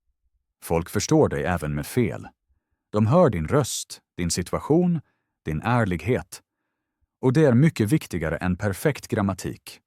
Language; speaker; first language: Swedish; non-native, fluent; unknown